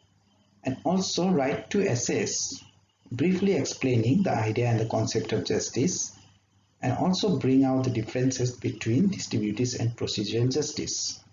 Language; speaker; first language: English; non-native, local second language; Assamese